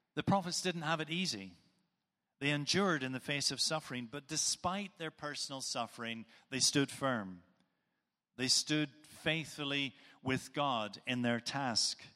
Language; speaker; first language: English; native; English